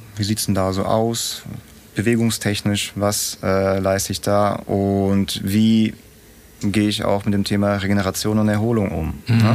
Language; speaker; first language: German; early bilingual, other home language; Russian